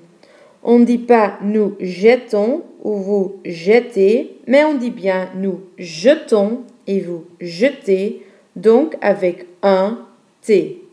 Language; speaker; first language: French; non-native, fluent; Dutch